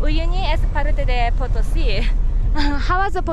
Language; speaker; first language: English; non-native, fluent; Japanese